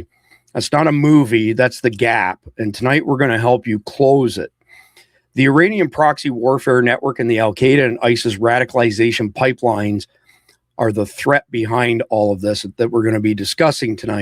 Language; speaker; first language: English; native; English